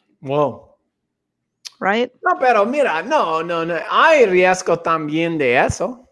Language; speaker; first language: Spanish; non-native, fluent; English